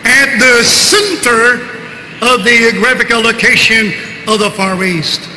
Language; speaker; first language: English; non-native, local second language; Filipino